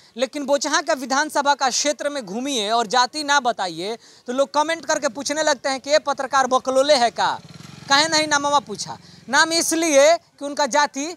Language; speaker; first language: Hindi; native; Hindi